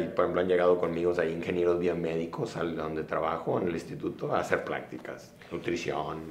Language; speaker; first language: Spanish; native; Spanish